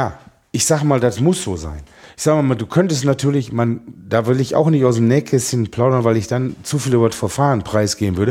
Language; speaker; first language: German; native; German